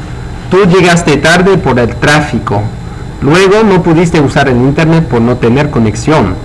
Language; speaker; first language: Spanish; non-native, fluent; English